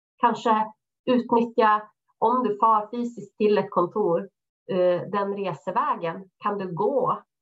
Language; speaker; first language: Swedish; native; Swedish